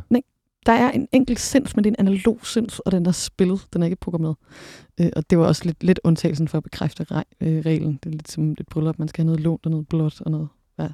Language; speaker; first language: Danish; native; Danish